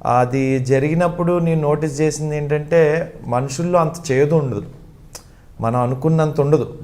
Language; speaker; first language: Telugu; non-native, local second language; Malayalam